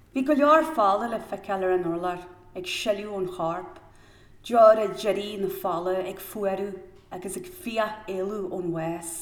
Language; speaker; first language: Irish; native; Irish